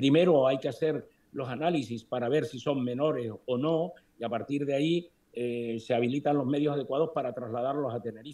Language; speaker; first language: Spanish; native; Spanish